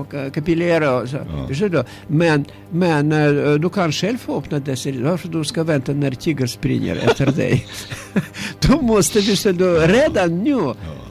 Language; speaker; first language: Swedish; non-native, learner; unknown